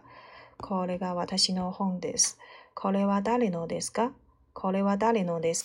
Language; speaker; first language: Japanese; non-native, learner; Chinese